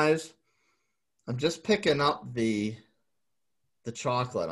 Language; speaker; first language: English; native; English